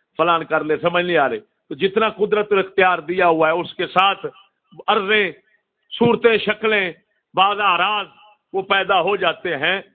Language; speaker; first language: Urdu; non-native, local second language; Punjabi